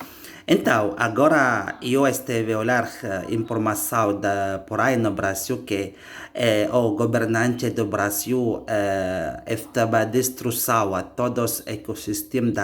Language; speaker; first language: Portuguese; non-native, learner; Indonesian